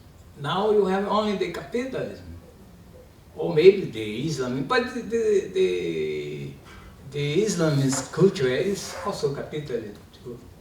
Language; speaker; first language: English; non-native, learner; Portuguese